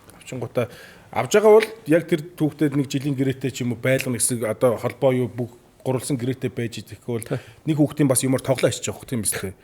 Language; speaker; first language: Mongolian; native; Mongolian